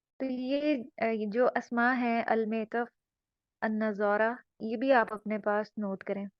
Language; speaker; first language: Urdu; native; Urdu